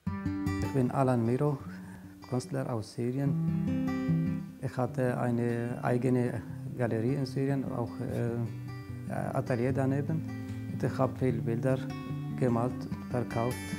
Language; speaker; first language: German; non-native, learner; Arabic